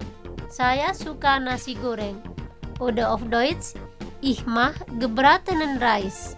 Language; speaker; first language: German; non-native, fluent; Indonesian